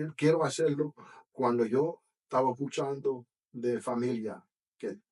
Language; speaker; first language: Spanish; early bilingual, other home language; English